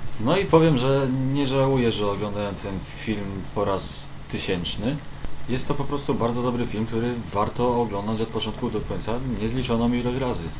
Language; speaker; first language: Polish; native; Polish